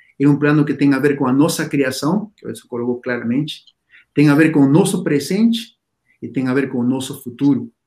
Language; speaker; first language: Portuguese; non-native, fluent; Spanish